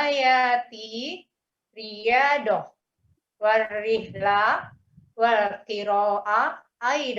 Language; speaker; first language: Arabic; non-native, learner; Indonesian